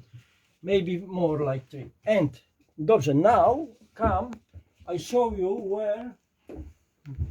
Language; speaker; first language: English; non-native, learner; Polish